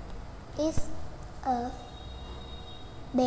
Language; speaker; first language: English; non-native, learner; Vietnamese